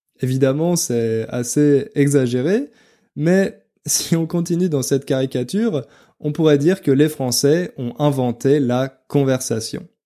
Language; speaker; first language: French; native; French